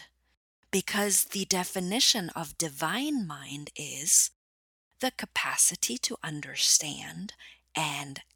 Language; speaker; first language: English; non-native, fluent; German